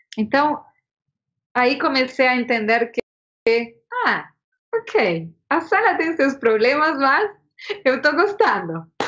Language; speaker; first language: Portuguese; non-native, fluent; Spanish